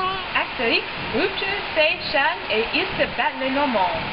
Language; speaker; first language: French; non-native, learner; English